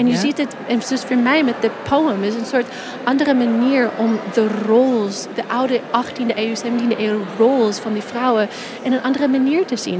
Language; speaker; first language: Dutch; non-native, fluent; English